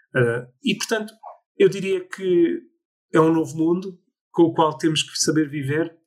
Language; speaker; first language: Portuguese; early bilingual, other home language; English